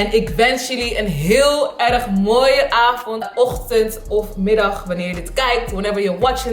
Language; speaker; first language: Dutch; non-native, learner; English